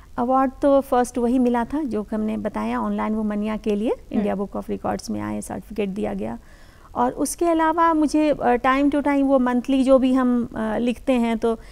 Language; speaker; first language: Hindi; native; Hindi